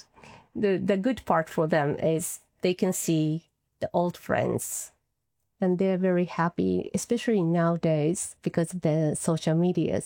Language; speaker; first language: English; non-native, fluent; Japanese